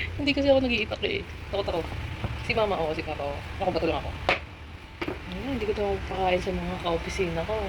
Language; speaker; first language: Filipino; non-native, local second language; Bikol